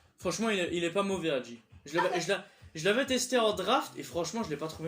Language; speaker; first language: French; native; French